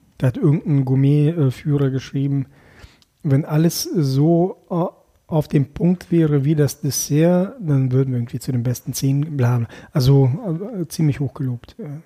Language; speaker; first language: German; early bilingual, other home language; Russian